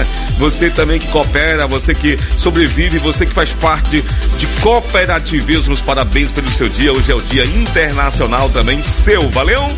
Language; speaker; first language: Portuguese; native; Portuguese